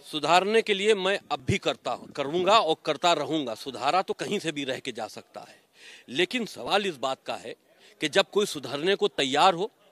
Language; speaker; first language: Hindi; native; Hindi